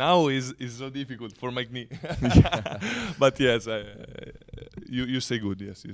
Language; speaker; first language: English; non-native, learner; Italian